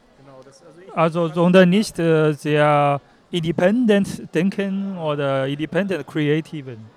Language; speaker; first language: German; non-native, learner; Chinese